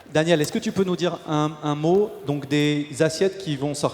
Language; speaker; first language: French; native; French